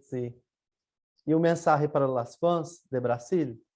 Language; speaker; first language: Spanish; non-native, learner; Portuguese